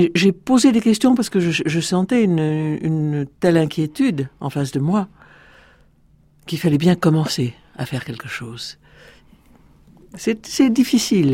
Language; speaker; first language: French; native; French